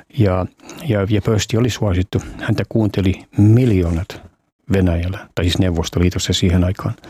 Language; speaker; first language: Finnish; early bilingual, heritage; Finnish